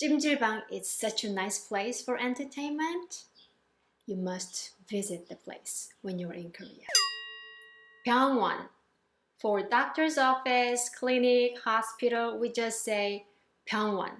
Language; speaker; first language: English; non-native, fluent; Korean